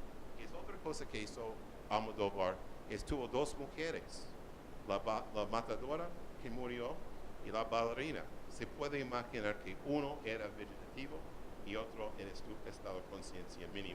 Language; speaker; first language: Spanish; non-native, learner; English